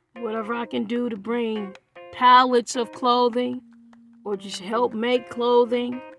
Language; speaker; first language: English; early bilingual, other home language; Yoruba